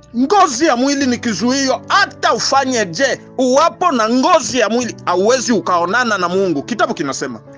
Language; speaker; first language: Swahili; native; Swahili